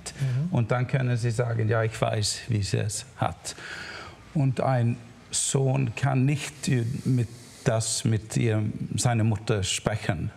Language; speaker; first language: German; non-native, learner; Swedish